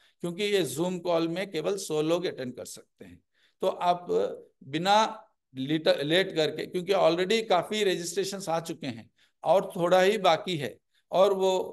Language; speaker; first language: Hindi; non-native, local second language; Telugu